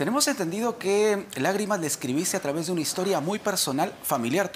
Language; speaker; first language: Spanish; native; Spanish